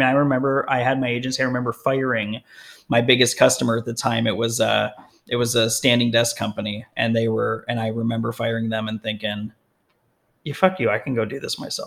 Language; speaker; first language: English; native; English